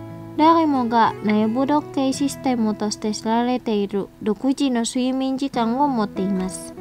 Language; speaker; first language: Japanese; non-native, fluent; Indonesian